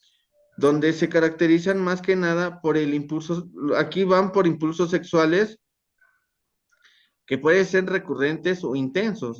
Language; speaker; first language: Spanish; native; Spanish